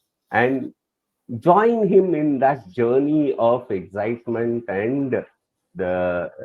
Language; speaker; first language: English; non-native, local second language; Tamil